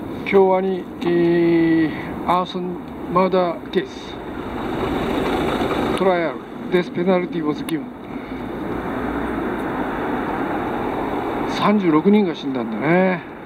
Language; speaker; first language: Japanese; native; Japanese